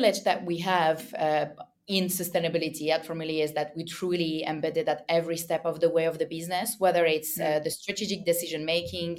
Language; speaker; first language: English; non-native, fluent; French